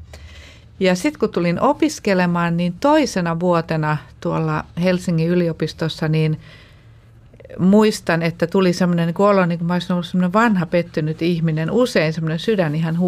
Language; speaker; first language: Finnish; native; Finnish